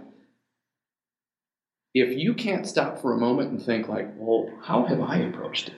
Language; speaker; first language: English; native; English